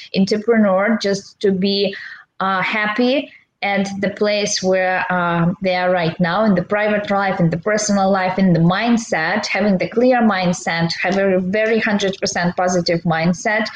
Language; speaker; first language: English; non-native, fluent; Russian